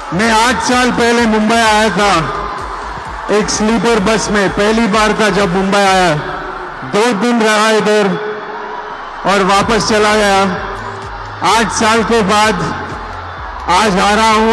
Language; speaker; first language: Hindi; non-native, local second language; Telugu